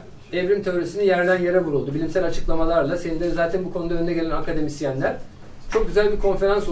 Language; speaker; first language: Turkish; native; Turkish